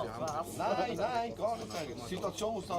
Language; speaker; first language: German; non-native, learner; Italian